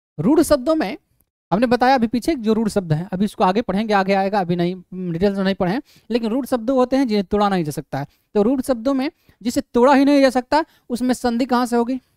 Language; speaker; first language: Hindi; native; Hindi